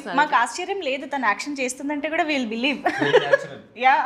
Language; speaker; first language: Telugu; native; Telugu